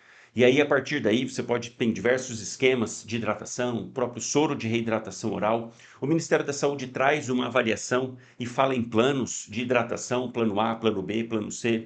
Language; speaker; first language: Portuguese; native; Portuguese